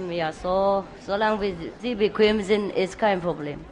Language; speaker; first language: German; non-native, learner; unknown